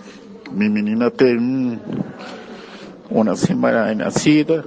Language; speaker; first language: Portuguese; non-native, learner; Spanish